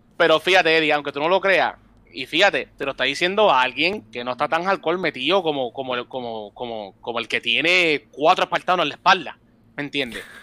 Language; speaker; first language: Spanish; native; Spanish